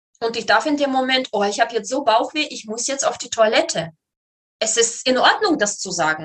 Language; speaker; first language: German; native; German